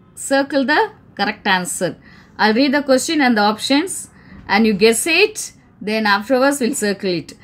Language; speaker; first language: English; non-native, local second language; Tamil